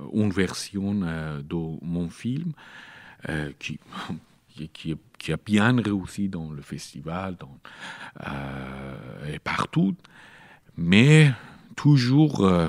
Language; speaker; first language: French; non-native, learner; Persian